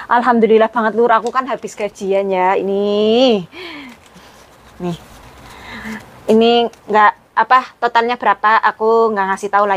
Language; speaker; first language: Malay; non-native, local second language; Javanese